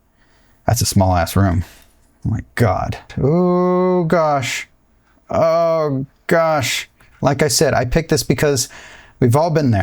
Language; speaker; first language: English; native; English